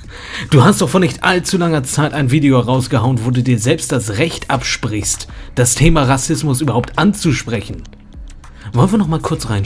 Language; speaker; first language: German; native; German